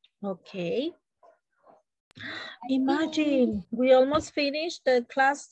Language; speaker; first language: English; non-native, learner; Spanish